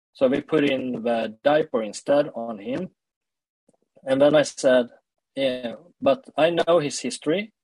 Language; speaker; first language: English; early bilingual, other home language; Swedish